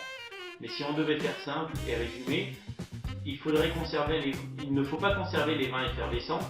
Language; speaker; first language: French; native; French